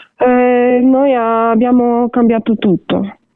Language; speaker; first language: Italian; non-native, learner; Ukrainian